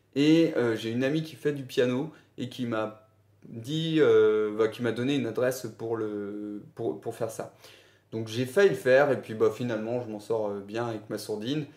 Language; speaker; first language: French; native; French